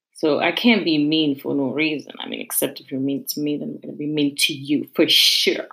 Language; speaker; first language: English; non-native, fluent; French